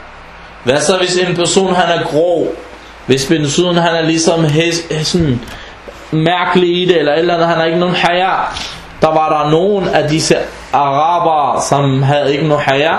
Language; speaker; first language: Danish; early bilingual, other home language; Arabic